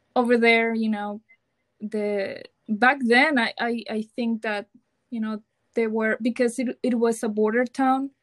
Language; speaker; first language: English; non-native, fluent; Spanish